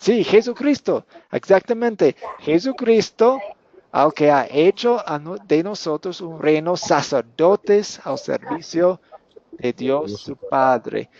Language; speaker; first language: Spanish; non-native, fluent; English